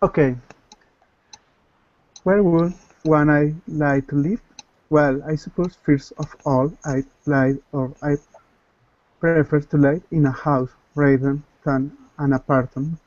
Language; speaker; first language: English; non-native, learner; Spanish